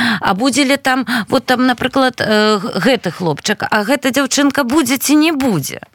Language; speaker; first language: Belarusian; non-native, local second language; Russian